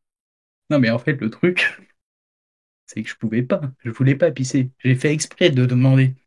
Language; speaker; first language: French; native; French